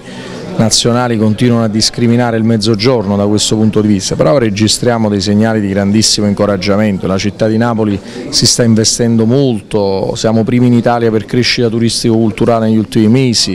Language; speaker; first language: Italian; native; Italian